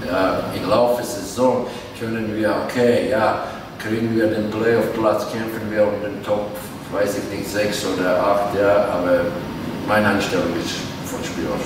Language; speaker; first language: German; non-native, fluent; Latvian